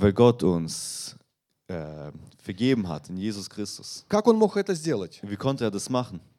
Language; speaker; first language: German; non-native, fluent; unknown